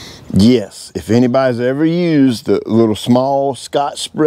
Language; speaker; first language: English; native; English